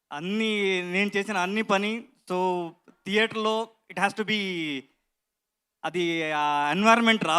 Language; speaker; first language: Telugu; non-native, learner; Kannada